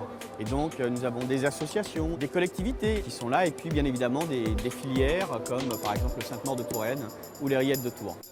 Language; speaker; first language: French; native; French